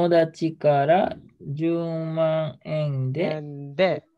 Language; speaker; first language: Japanese; non-native, learner; Indonesian